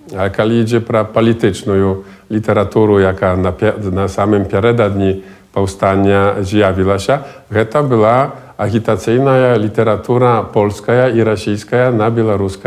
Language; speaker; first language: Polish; non-native, local second language; Belarusian